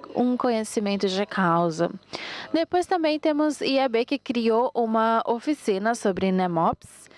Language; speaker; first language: Portuguese; non-native, fluent; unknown